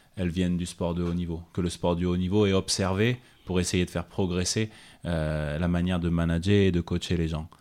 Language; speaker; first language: French; native; French